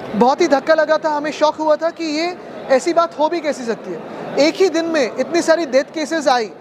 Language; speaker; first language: Hindi; non-native, local second language; Marathi